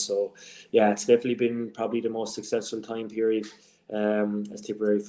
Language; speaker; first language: English; native; English